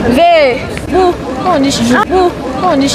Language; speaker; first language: Turkish; non-native, learner; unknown